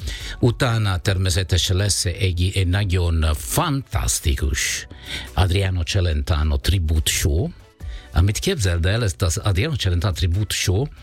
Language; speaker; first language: Hungarian; non-native, fluent; Italian